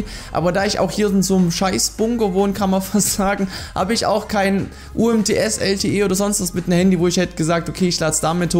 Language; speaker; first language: German; native; German